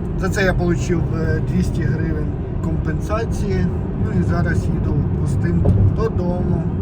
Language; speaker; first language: Ukrainian; non-native, local second language; Russian